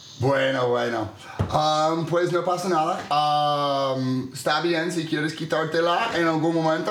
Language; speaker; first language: Spanish; non-native, fluent; English